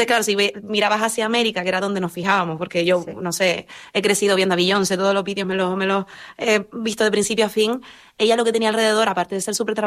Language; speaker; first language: Spanish; native; Spanish